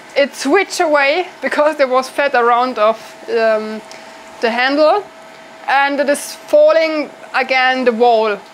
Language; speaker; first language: English; non-native, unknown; German